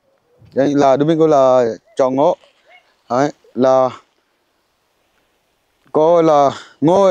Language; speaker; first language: Vietnamese; non-native, learner; Portuguese